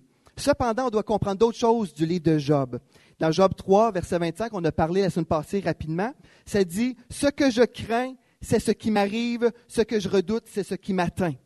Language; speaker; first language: French; native; French